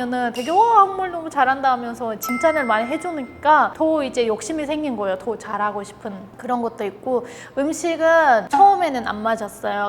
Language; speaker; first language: Korean; non-native, fluent; Turkish